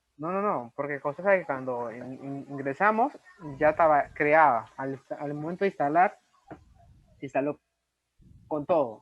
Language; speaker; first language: Spanish; native; Spanish